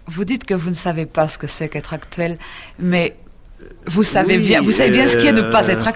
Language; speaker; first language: French; native; French